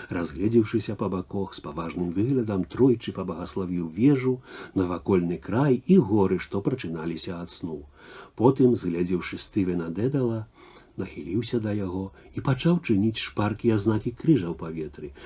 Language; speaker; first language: Belarusian; native; Belarusian